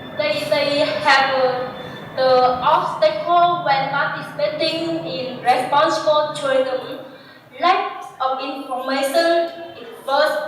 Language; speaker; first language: English; non-native, learner; Vietnamese